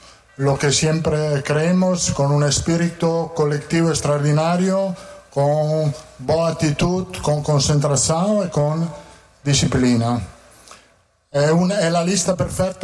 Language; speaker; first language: Portuguese; non-native, fluent; Italian